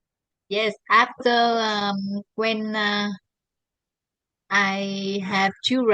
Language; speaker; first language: English; non-native, learner; Vietnamese